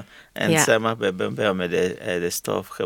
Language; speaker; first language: Dutch; non-native, learner; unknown